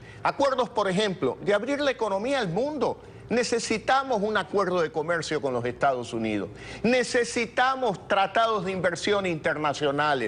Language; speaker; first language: Spanish; native; Spanish